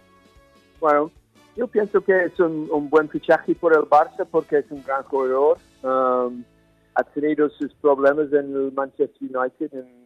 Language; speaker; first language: Spanish; non-native, fluent; English